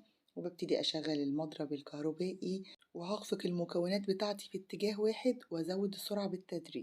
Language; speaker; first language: Arabic; native; Arabic